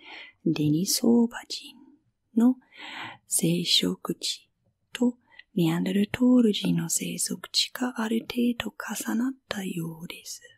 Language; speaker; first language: Japanese; non-native, fluent; English